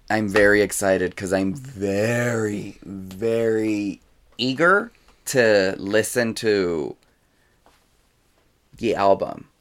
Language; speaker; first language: English; early bilingual, other home language; Spanish